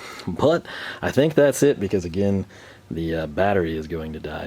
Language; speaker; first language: English; native; English